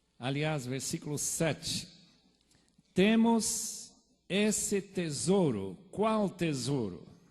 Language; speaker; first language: Portuguese; non-native, fluent; English